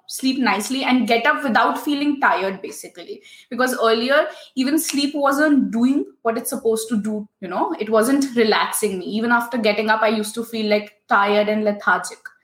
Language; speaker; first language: English; non-native, local second language; Hindi